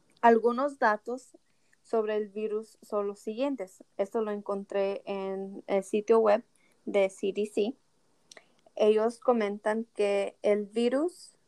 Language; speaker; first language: Spanish; early bilingual, heritage; Spanish